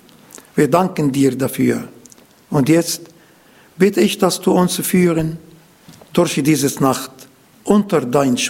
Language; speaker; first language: German; non-native, learner; Arabic